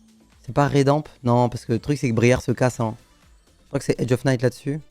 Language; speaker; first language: French; native; French